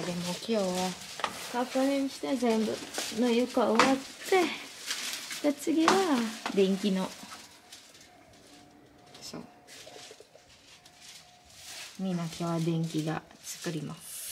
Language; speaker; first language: Japanese; non-native, learner; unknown